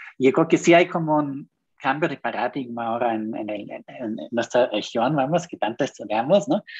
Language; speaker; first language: Spanish; non-native, fluent; German